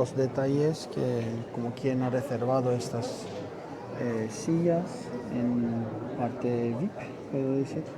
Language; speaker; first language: Spanish; non-native, learner; Turkish